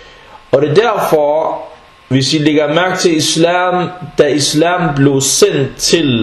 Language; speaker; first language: Danish; non-native, fluent; Arabic